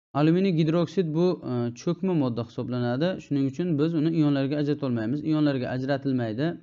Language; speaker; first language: Uzbek; native; Uzbek